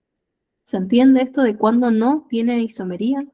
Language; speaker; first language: Spanish; native; Spanish